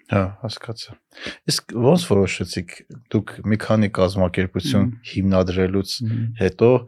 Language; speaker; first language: Armenian; native; Armenian